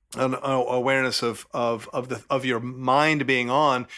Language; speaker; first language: English; native; English